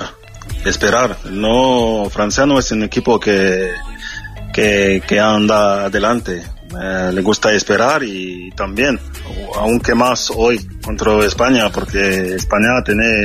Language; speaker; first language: Spanish; non-native, fluent; French